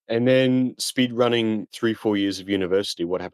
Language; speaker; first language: English; native; English